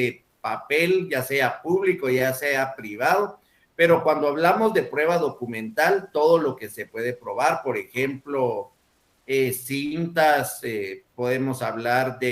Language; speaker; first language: Spanish; native; Spanish